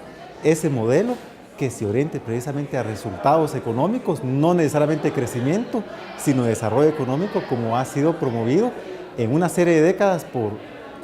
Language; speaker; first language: Spanish; native; Spanish